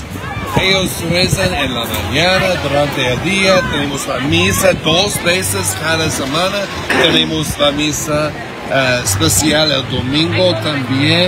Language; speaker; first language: Spanish; non-native, learner; English